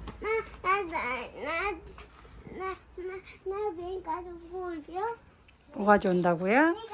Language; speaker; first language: Korean; native; Korean